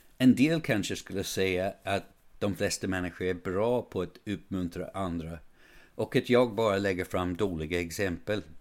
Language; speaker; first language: Swedish; non-native, fluent; English